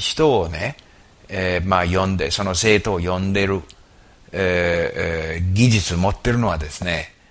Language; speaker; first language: Japanese; non-native, fluent; English